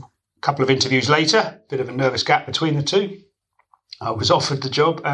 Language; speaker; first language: English; native; English